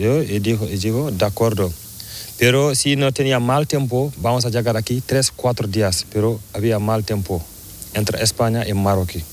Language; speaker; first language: Spanish; non-native, learner; Fula